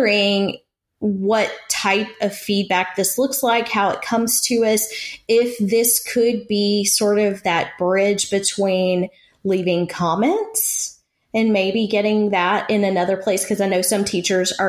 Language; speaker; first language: English; native; English